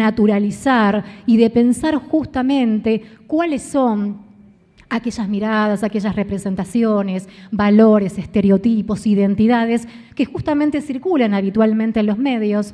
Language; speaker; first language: Spanish; native; Spanish